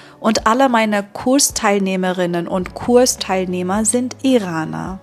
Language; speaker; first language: German; non-native, fluent; Persian